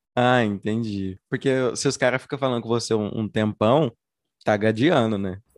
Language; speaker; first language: Portuguese; native; Portuguese